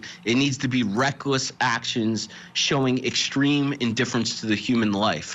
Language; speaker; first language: English; native; English